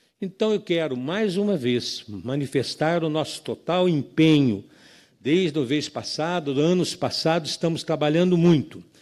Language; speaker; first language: Portuguese; native; Portuguese